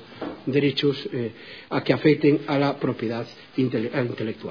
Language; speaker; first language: Spanish; native; Spanish